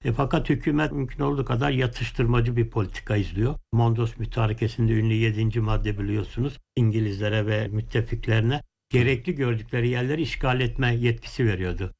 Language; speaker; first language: Turkish; native; Turkish